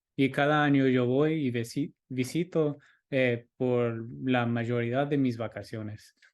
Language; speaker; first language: Spanish; early bilingual, heritage; Spanish